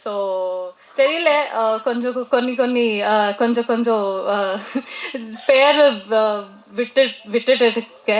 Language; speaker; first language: Tamil; non-native, local second language; Kannada